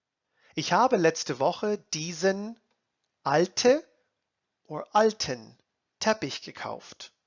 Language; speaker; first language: German; non-native, fluent; English